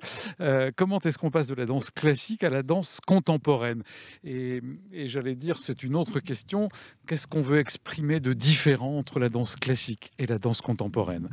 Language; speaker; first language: French; native; French